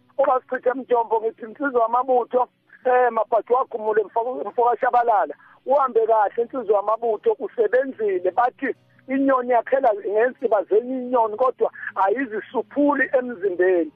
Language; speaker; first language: Zulu; native; Zulu